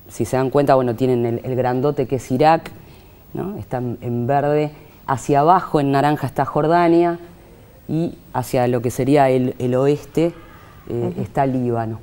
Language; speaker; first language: Spanish; native; Spanish